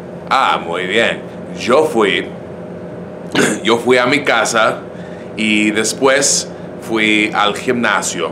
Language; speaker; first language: Spanish; non-native, fluent; English